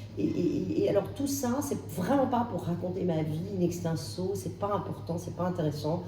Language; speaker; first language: French; non-native, local second language; Arabic